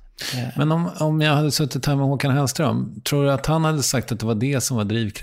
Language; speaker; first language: Swedish; native; Swedish